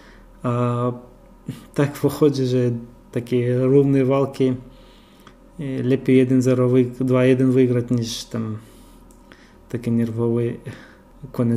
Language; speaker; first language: Polish; non-native, fluent; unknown